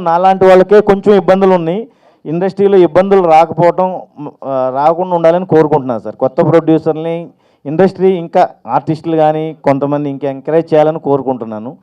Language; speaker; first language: Telugu; native; Telugu